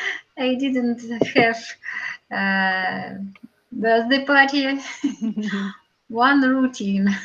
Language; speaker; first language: English; non-native, learner; Russian